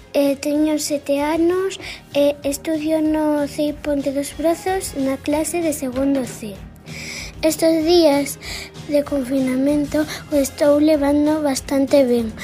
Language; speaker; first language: Galician; native; Galician